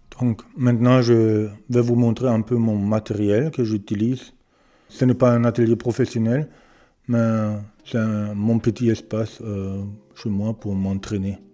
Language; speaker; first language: French; non-native, learner; German